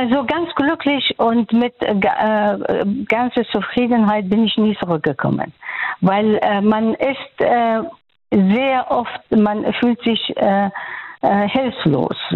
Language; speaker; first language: German; non-native, fluent; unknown